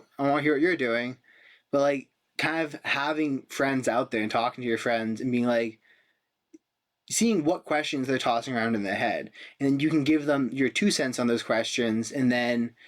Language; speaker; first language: English; native; English